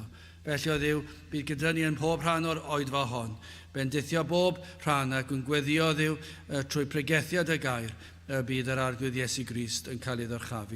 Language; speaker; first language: Welsh; native; Welsh